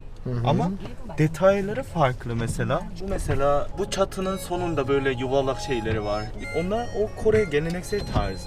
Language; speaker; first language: Turkish; non-native, fluent; Korean